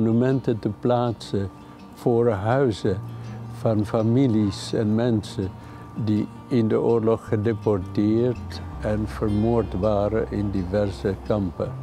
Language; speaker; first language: Dutch; non-native, fluent; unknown